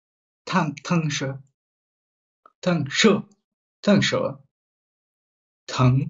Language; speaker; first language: Chinese; non-native, learner; Japanese